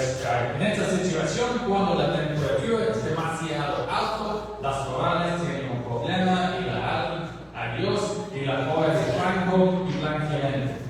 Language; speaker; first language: Spanish; non-native, learner; English